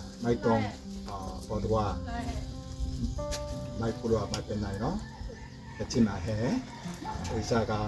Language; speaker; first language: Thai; non-native, learner; Korean